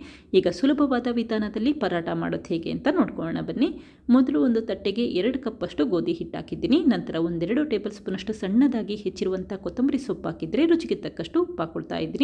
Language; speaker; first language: Kannada; native; Kannada